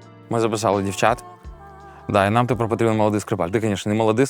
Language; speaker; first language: Ukrainian; native; Ukrainian